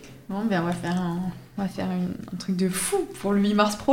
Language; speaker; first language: French; native; French